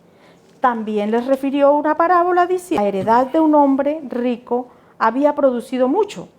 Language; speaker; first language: Spanish; native; Spanish